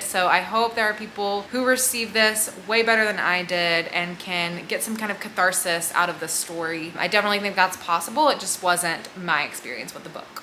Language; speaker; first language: English; native; English